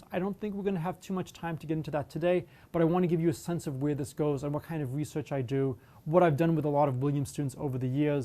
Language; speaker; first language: English; native; English